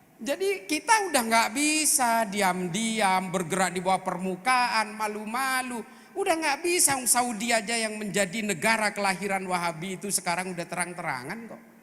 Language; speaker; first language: Indonesian; non-native, local second language; Madurese